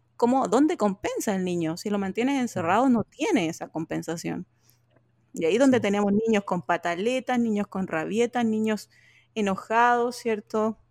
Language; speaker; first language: Spanish; native; Spanish